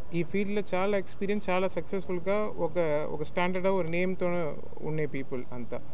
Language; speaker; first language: Telugu; non-native, learner; Tamil